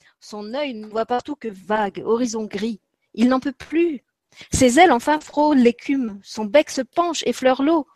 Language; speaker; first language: French; native; French